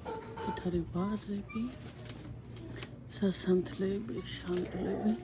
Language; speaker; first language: Georgian; early bilingual, heritage; Georgian